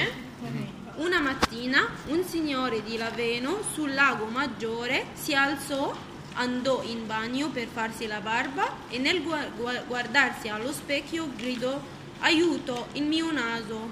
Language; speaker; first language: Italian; non-native, fluent; Arabic